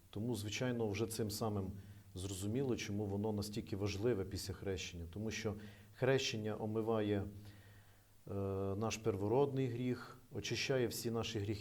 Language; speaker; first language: Ukrainian; native; Ukrainian